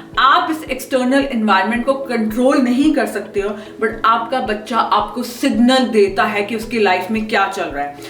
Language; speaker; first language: Hindi; native; Hindi